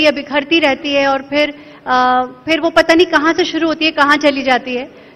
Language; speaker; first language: Hindi; native; Hindi